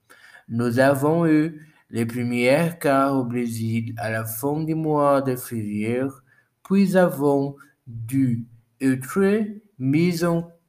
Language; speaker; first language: French; non-native, learner; Portuguese